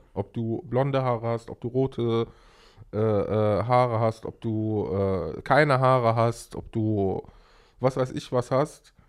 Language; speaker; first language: German; early bilingual, other home language; Arabic